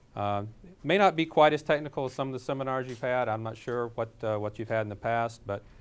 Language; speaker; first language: English; native; English